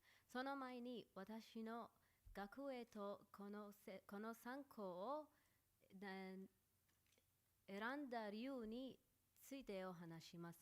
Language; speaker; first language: Japanese; non-native, learner; Arabic